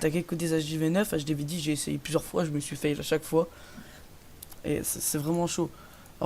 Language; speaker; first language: French; native; French